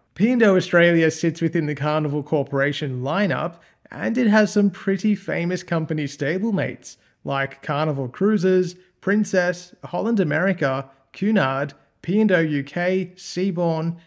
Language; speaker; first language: English; native; English